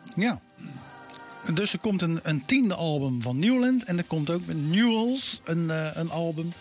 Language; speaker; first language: Dutch; native; Dutch